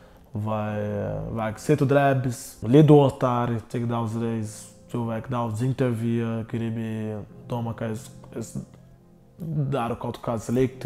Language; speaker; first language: Latvian; non-native, learner; Portuguese